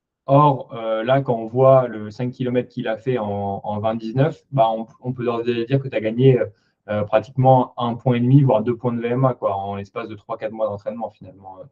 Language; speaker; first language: French; native; French